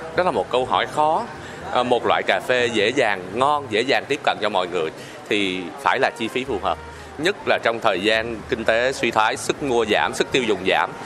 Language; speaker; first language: Vietnamese; native; Vietnamese